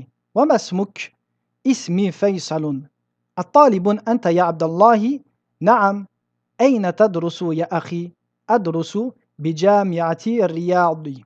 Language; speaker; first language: Arabic; non-native, fluent; French